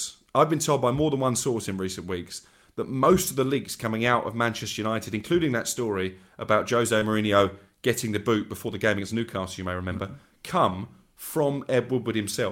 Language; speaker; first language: English; native; English